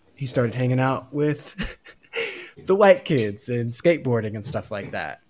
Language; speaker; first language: English; native; English